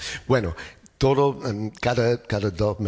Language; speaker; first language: Spanish; non-native, learner; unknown